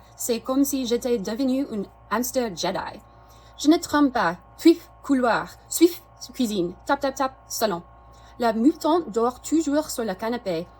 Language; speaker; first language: French; non-native, fluent; English